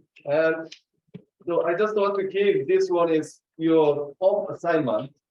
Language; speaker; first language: English; non-native, fluent; Korean